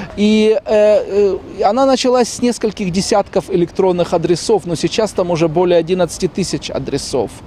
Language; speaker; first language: Russian; native; Russian